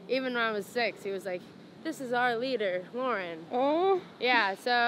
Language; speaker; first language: English; native; English